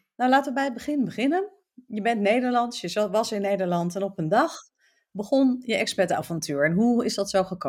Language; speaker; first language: Dutch; native; Dutch